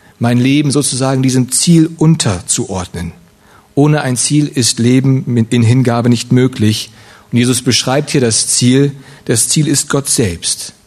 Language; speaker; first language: German; early bilingual, other home language; Russian